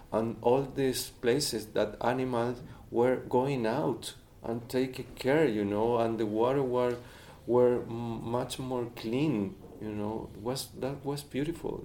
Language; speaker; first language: English; non-native, fluent; Spanish